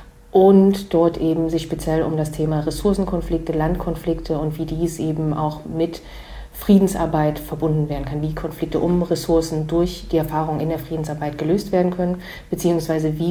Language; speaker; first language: German; native; German